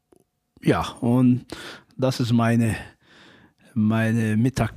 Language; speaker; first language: German; non-native, learner; Portuguese